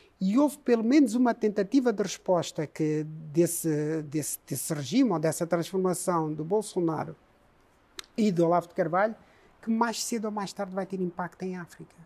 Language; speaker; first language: Portuguese; native; Portuguese